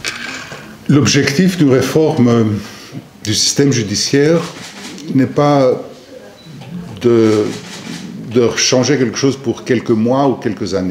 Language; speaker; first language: French; non-native, fluent; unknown